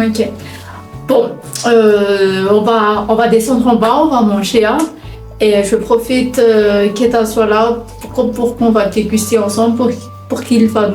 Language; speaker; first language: French; non-native, local second language; Malagasy